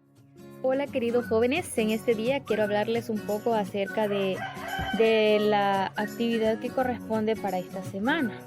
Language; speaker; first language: Spanish; native; Spanish